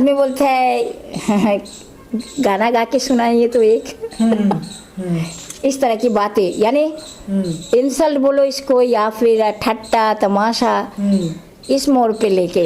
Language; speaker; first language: Hindi; non-native, local second language; Bangla